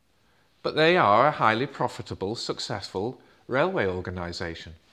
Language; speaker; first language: English; native; English